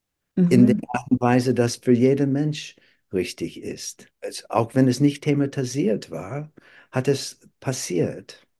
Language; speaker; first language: German; non-native, fluent; English